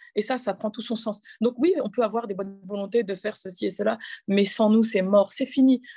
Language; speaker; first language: French; native; French